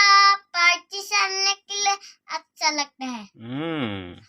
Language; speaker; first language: Hindi; non-native, local second language; Assamese